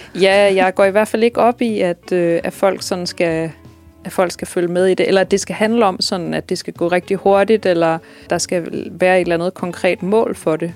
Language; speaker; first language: Danish; native; Danish